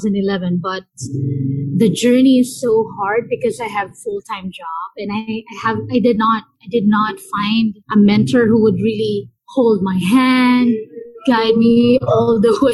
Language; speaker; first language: English; non-native, local second language; Filipino